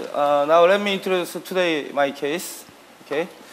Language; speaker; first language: English; non-native, learner; Korean